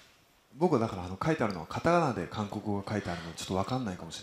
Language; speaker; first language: Japanese; native; Japanese